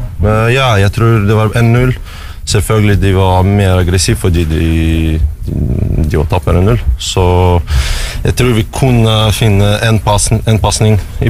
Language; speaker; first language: Norwegian; non-native, learner; Russian